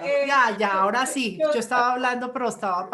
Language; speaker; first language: Spanish; native; Spanish